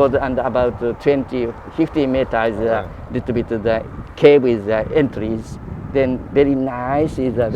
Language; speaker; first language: English; non-native, learner; Japanese